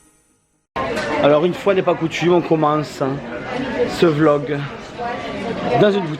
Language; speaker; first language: French; native; French